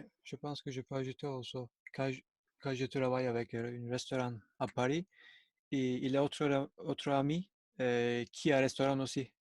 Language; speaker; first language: French; non-native, learner; Turkish